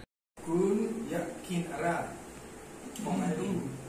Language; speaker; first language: Thai; non-native, learner; Malay